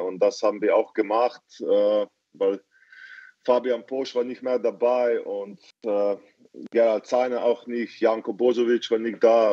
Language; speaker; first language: German; non-native, fluent; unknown